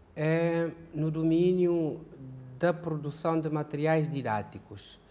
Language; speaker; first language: Portuguese; non-native, local second language; Kabuverdianu